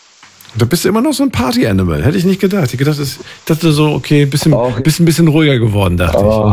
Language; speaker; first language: German; native; German